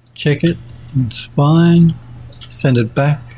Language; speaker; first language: English; native; English